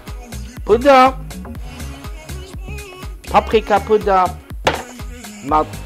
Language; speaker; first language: German; non-native, learner; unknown